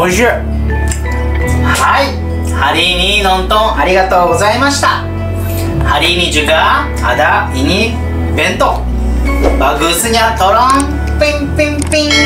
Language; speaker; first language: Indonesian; non-native, learner; Japanese